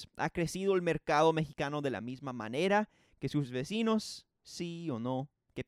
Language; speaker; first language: Spanish; non-native, fluent; English